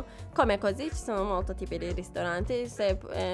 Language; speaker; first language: Italian; non-native, learner; Turkish